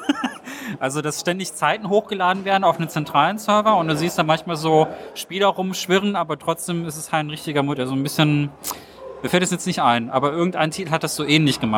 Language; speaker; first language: German; native; German